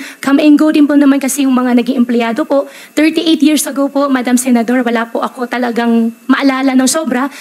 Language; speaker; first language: Filipino; native; Filipino